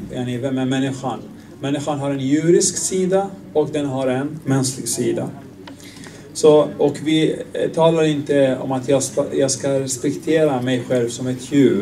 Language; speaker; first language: Swedish; non-native, fluent; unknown